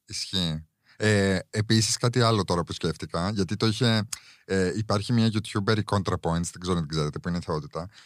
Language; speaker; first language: Greek; early bilingual, heritage; Greek